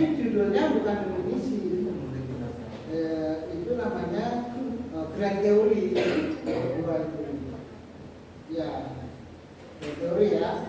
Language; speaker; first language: Indonesian; native; Indonesian